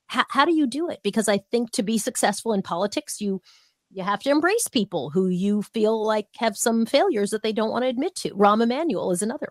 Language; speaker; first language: English; native; English